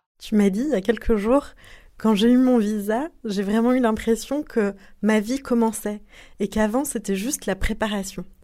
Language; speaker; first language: French; native; French